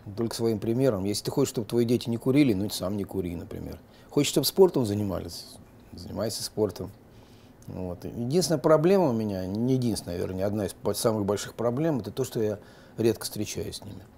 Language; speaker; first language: Russian; native; Russian